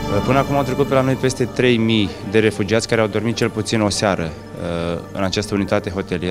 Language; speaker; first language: Romanian; native; Romanian